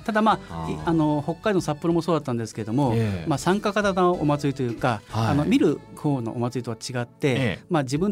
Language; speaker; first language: Japanese; native; Japanese